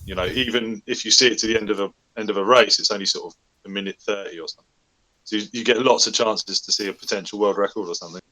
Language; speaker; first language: English; native; English